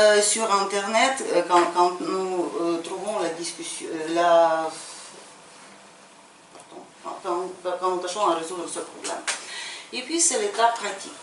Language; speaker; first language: French; non-native, fluent; Ukrainian